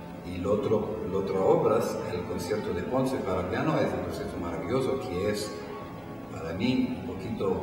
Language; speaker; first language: Spanish; non-native, fluent; Italian